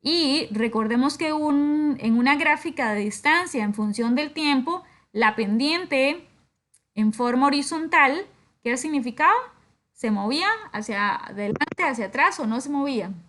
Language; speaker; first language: Spanish; native; Spanish